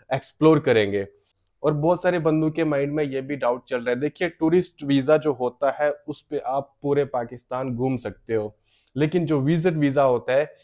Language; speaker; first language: Hindi; native; Hindi